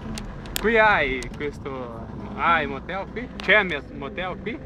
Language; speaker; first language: Italian; non-native, learner; Portuguese